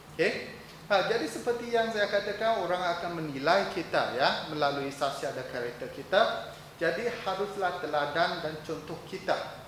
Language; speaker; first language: Malay; non-native, local second language; Chinese